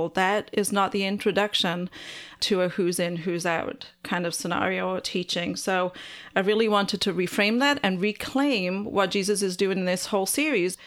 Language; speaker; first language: English; native; English